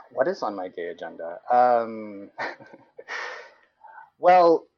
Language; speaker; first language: English; non-native, local second language; Cebuano